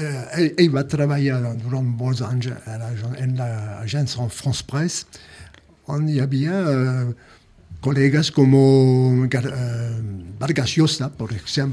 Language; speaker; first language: Catalan; early bilingual, heritage; Catalan